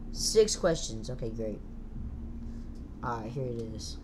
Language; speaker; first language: English; native; English